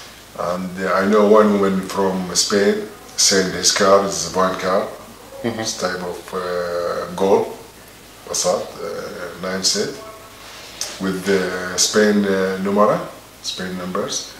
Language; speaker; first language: English; non-native, learner; Arabic